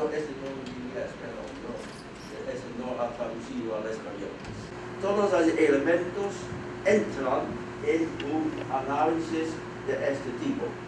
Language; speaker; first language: Spanish; non-native, fluent; Dutch